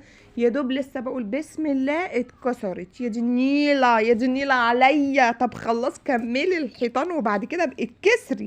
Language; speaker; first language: Arabic; native; Arabic